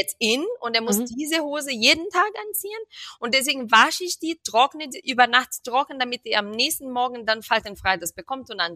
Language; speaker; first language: German; non-native, fluent; Portuguese